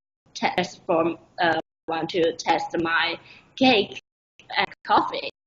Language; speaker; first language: English; non-native, learner; Chinese